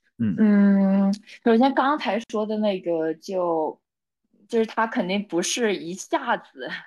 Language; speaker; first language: Chinese; non-native, local second language; Korean